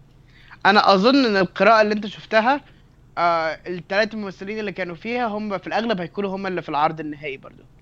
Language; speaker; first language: Arabic; native; Arabic